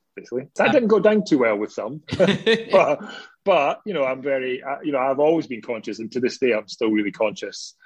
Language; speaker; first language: English; native; English